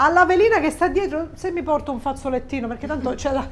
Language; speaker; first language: Italian; native; Italian